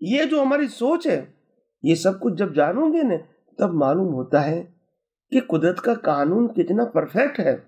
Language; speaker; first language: Hindi; non-native, local second language; Gujarati